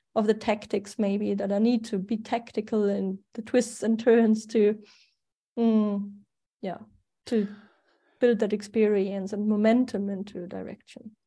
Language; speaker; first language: English; non-native, fluent; German